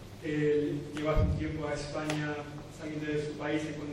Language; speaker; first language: Spanish; native; Spanish